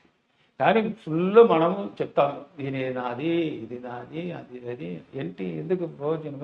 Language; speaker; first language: Telugu; non-native, learner; Tamil